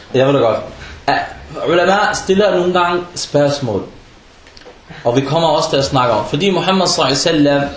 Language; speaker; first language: Danish; non-native, fluent; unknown